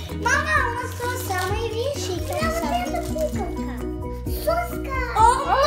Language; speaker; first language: Russian; early bilingual, heritage; Russian